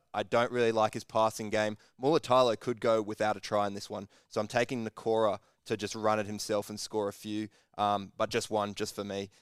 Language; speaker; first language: English; native; English